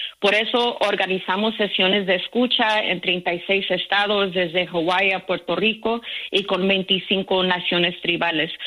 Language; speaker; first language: Spanish; early bilingual, heritage; Spanish